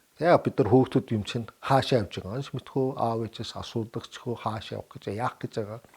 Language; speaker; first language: Mongolian; early bilingual, heritage; Mongolian